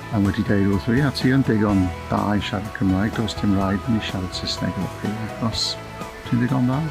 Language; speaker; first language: Welsh; non-native, local second language; English